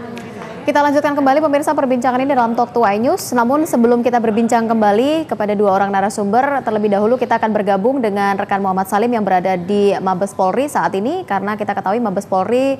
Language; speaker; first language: Indonesian; native; Indonesian